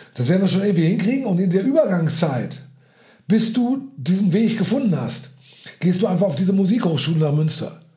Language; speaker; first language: German; native; German